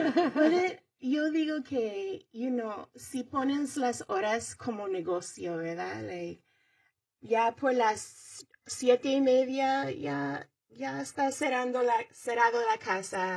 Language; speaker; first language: Spanish; early bilingual, heritage; Spanish